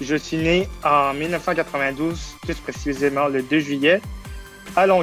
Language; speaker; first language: French; early bilingual, other home language; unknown